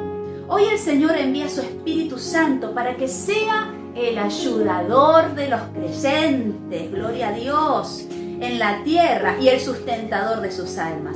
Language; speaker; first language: Spanish; native; Spanish